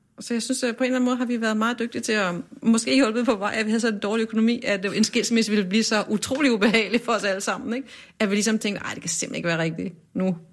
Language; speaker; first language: Danish; native; Danish